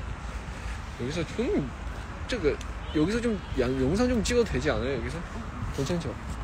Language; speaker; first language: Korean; non-native, fluent; Chinese